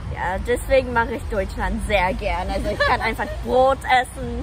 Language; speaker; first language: German; non-native, fluent; Japanese